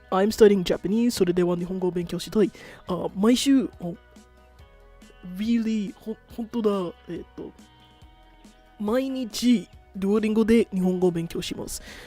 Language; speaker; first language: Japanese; non-native, learner; English